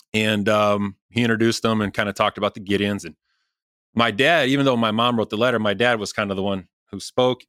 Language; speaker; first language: English; native; English